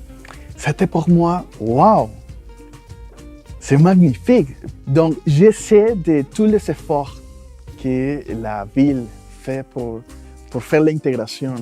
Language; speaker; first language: French; non-native, fluent; Spanish